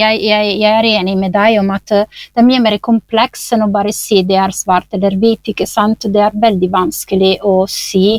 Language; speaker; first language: Norwegian; non-native, fluent; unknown